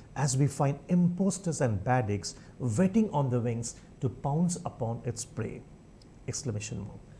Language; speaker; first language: English; non-native, local second language; Bangla